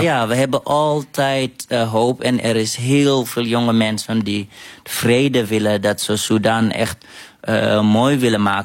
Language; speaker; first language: Dutch; non-native, fluent; Arabic